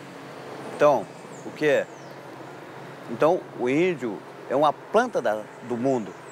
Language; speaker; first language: Portuguese; non-native, local second language; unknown